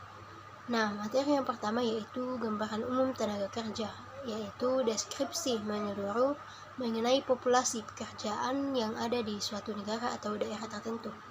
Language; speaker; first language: Indonesian; native; Indonesian